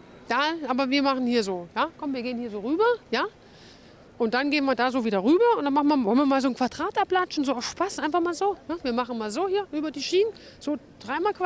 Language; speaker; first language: German; native; German